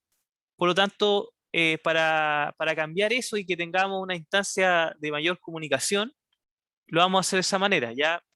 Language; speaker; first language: Spanish; native; Spanish